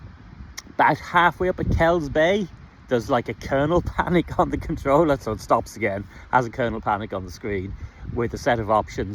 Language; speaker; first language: English; native; English